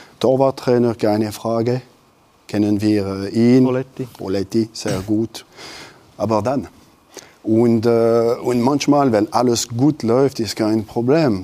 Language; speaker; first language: German; non-native, local second language; French